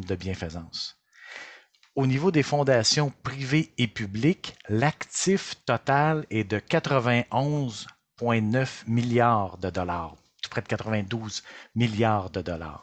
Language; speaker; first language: French; native; French